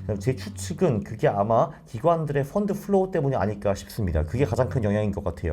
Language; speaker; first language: Korean; native; Korean